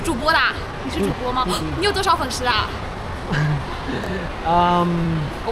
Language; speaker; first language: Chinese; native; Chinese